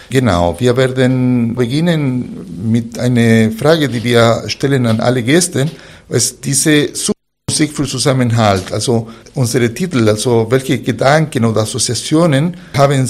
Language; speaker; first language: German; non-native, fluent; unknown